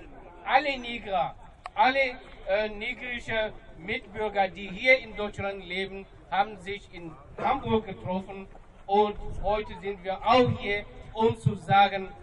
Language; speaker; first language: German; non-native, fluent; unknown